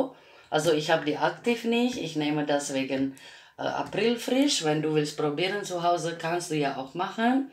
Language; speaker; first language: German; non-native, learner; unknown